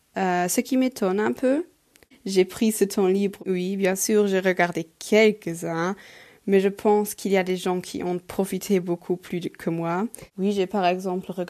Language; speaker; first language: French; non-native, local second language; Luxembourgish